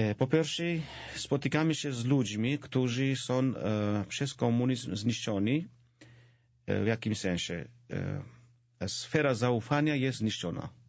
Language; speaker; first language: Polish; non-native, fluent; Georgian